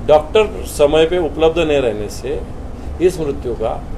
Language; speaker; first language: Hindi; non-native, local second language; Marathi